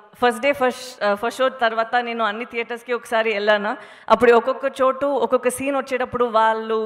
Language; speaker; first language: Telugu; non-native, fluent; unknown